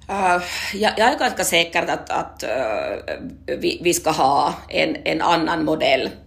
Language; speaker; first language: Swedish; non-native, local second language; Finnish